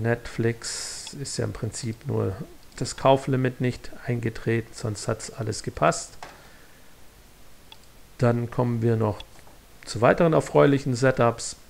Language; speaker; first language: German; native; German